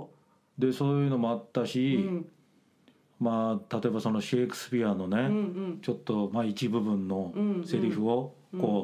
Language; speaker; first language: Japanese; native; Japanese